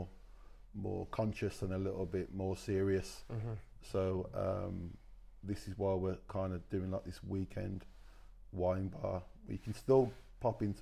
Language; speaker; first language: English; native; English